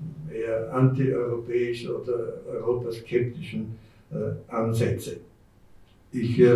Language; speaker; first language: German; native; German